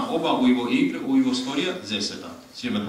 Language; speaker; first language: Russian; non-native, learner; Hindi